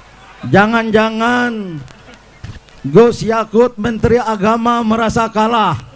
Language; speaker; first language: Indonesian; native; Indonesian